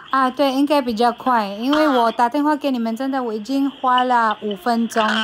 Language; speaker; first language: Chinese; non-native, fluent; Filipino